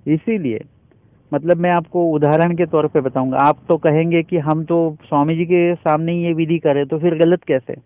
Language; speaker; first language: Hindi; non-native, local second language; Marathi